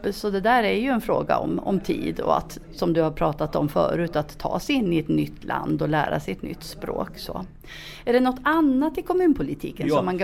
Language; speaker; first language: Swedish; native; Swedish